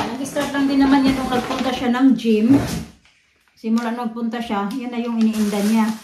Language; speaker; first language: Filipino; non-native, local second language; Cebuano